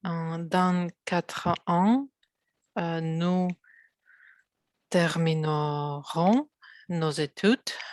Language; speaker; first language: French; non-native, learner; Russian